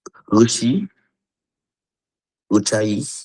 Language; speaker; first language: Russian; non-native, learner; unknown